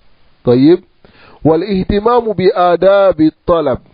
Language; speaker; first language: Arabic; non-native, fluent; Wolof